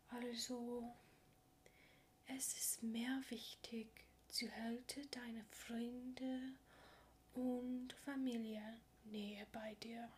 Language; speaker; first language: German; non-native, learner; English